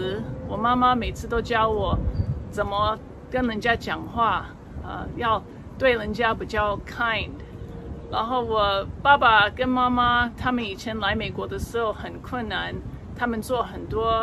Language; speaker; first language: Chinese; early bilingual, other home language; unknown